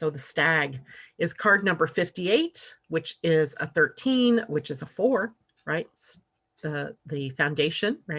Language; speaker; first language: English; native; English